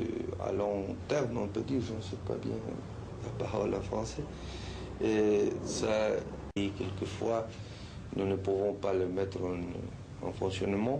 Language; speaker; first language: French; non-native, learner; Spanish